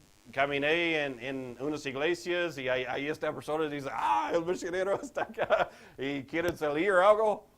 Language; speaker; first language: Spanish; non-native, fluent; English